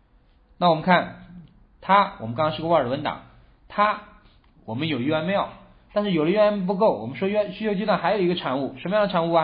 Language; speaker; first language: Chinese; native; Chinese